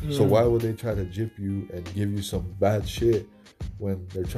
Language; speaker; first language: English; early bilingual, other home language; Spanish